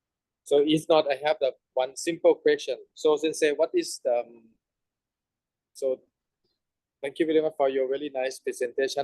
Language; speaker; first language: English; non-native, learner; Thai